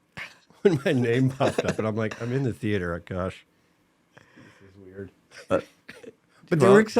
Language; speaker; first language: English; native; English